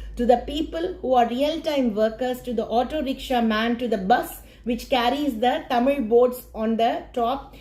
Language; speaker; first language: English; non-native, local second language; Tamil